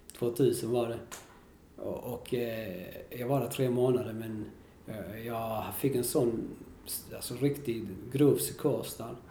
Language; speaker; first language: Swedish; early bilingual, other home language; Spanish